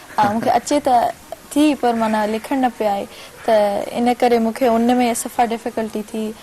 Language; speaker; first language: Sindhi; early bilingual, heritage; Sindhi